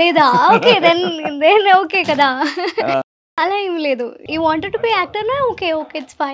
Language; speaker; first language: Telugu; non-native, learner; Malayalam